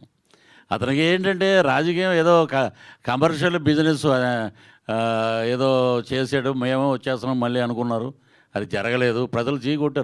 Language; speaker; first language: Telugu; native; Telugu